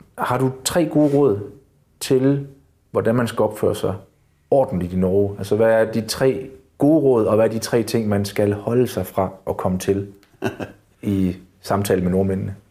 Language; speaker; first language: Danish; native; Danish